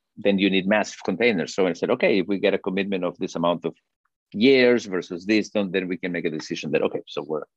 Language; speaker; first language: English; non-native, fluent; Spanish